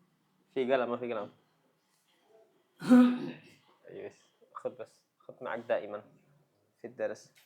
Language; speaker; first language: Arabic; non-native, fluent; Indonesian